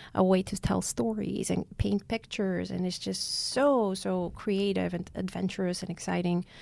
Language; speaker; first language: English; non-native, fluent; Armenian